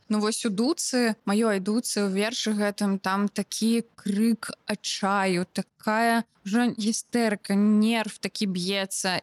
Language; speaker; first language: Belarusian; non-native, local second language; Russian